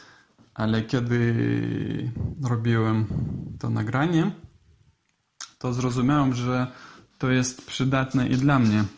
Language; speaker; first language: Polish; non-native, learner; Russian